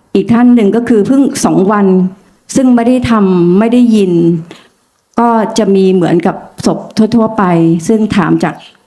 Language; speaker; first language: Thai; native; Thai